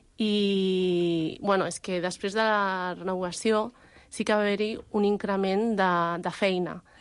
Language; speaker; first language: Catalan; early bilingual, other home language; Vietnamese